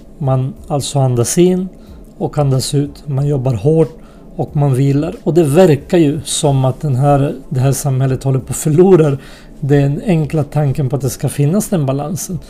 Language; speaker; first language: Swedish; early bilingual, other home language; Spanish